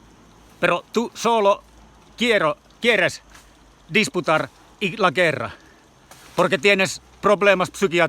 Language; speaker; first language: Spanish; non-native, learner; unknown